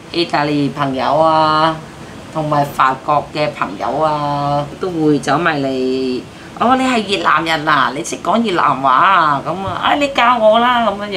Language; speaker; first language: Chinese; non-native, fluent; Vietnamese